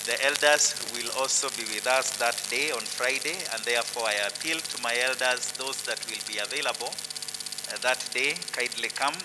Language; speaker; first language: English; non-native, local second language; Kikuyu